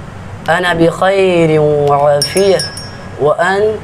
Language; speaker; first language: Arabic; non-native, learner; Urdu